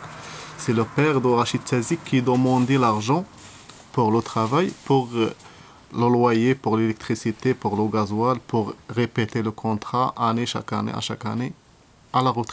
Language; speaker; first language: French; non-native, learner; Arabic